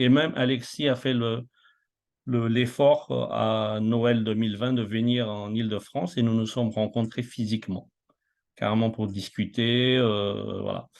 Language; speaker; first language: French; non-native, local second language; Malagasy